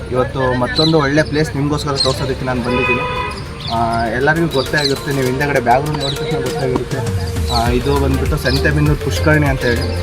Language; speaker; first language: Kannada; native; Kannada